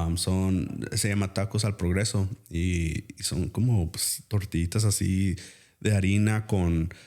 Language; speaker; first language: Spanish; early bilingual, heritage; Spanish